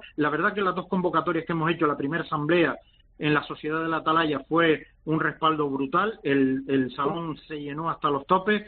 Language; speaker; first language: Spanish; native; Spanish